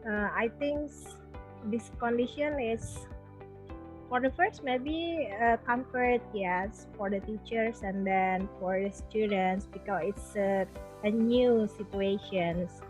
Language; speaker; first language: English; non-native, local second language; Indonesian